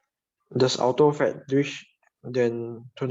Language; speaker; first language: German; non-native, learner; Indonesian